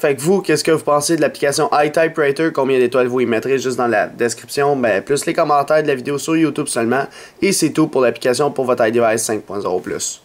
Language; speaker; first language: French; native; French